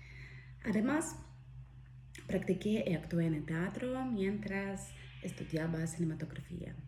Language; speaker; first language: Spanish; non-native, fluent; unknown